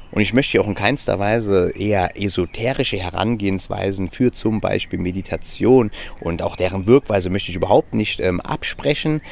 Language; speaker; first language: German; native; German